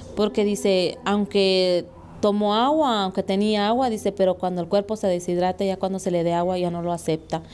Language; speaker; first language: Spanish; native; Spanish